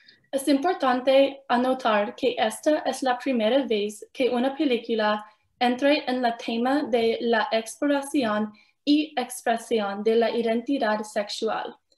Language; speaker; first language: Spanish; non-native, fluent; English